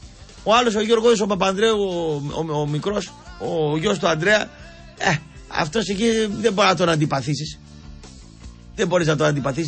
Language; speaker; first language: Greek; native; Greek